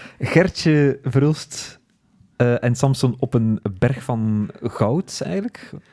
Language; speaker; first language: Dutch; native; Dutch